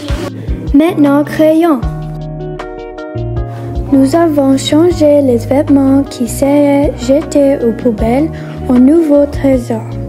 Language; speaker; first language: French; non-native, learner; English